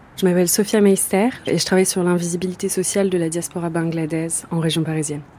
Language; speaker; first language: French; native; French